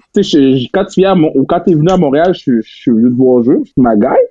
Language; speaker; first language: French; native; French